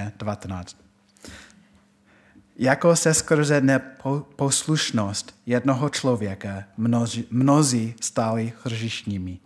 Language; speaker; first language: Czech; non-native, fluent; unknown